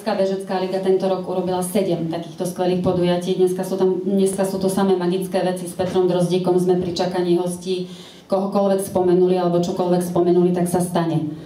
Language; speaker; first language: Slovak; native; Slovak